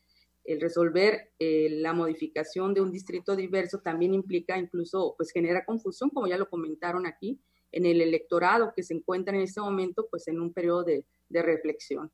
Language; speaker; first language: Spanish; native; Spanish